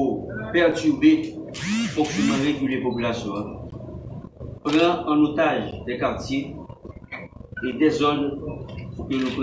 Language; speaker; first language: French; non-native, local second language; Haitian Creole